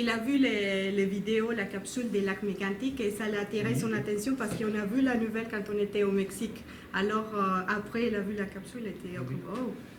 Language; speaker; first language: French; non-native, learner; Spanish